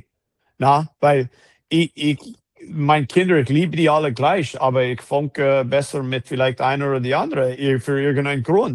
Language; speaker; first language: German; non-native, fluent; English